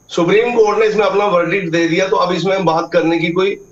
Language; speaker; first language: Hindi; native; Hindi